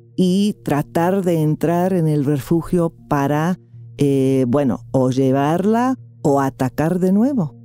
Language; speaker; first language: Spanish; non-native, fluent; English